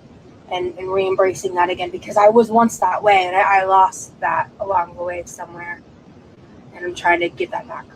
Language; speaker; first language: English; native; English